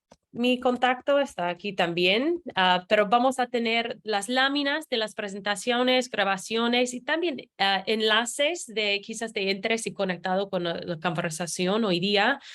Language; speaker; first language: Spanish; non-native, fluent; English